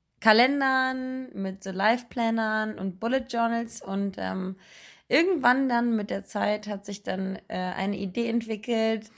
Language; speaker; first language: German; native; German